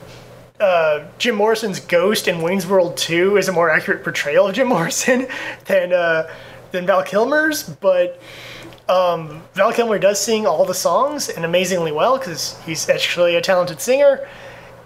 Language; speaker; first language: English; native; English